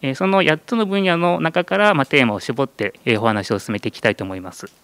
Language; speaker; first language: Japanese; native; Japanese